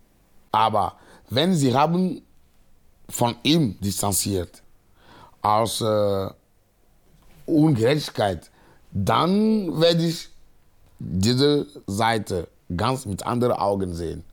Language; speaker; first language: German; non-native, learner; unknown